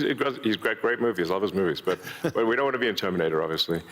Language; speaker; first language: English; early bilingual, other home language; Afrikaans